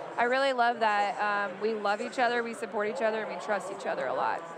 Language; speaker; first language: English; native; English